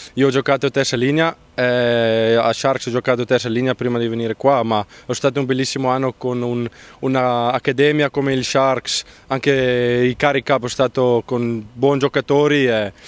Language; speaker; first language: Italian; non-native, learner; Afrikaans